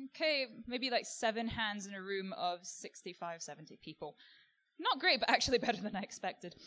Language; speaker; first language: English; native; English